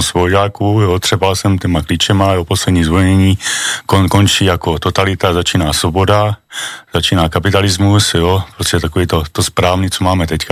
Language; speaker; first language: Czech; native; Czech